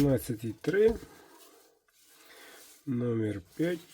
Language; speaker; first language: Russian; non-native, local second language; Yakut